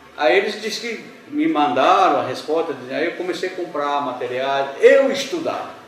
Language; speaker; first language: Portuguese; early bilingual, other home language; Japanese